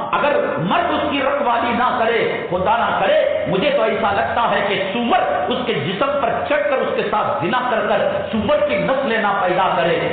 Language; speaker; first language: Urdu; native; Urdu